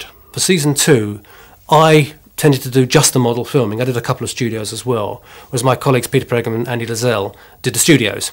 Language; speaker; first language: English; native; English